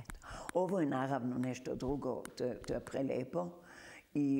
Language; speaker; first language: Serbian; early bilingual, heritage; Serbian